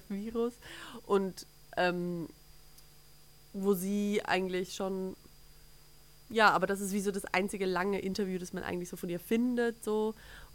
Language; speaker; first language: German; native; German